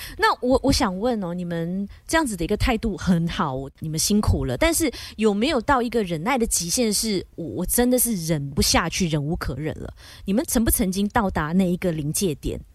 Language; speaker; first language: Chinese; native; Chinese